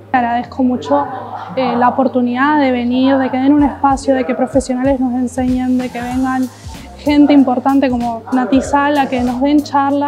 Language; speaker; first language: Spanish; native; Spanish